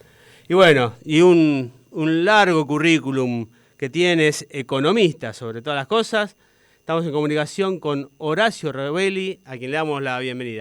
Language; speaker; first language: Spanish; native; Spanish